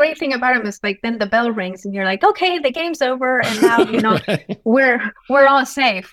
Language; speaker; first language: English; non-native, fluent; Spanish